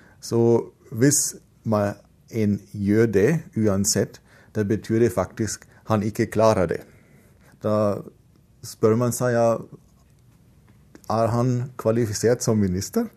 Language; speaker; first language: Norwegian; non-native, fluent; German